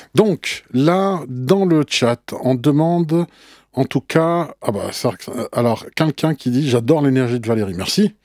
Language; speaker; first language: French; native; French